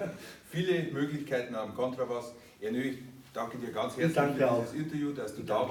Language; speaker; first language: German; native; German